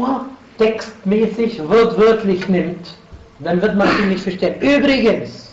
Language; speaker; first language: German; non-native, fluent; Arabic